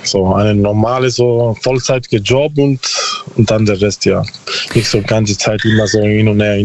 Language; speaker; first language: German; non-native, learner; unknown